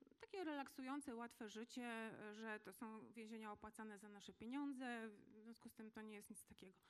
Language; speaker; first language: Polish; native; Polish